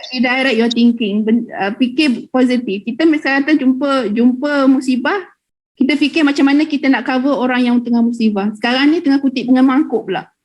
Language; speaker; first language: Malay; native; Malay